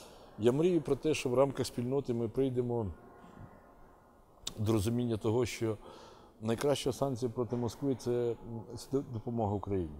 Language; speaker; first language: Ukrainian; native; Ukrainian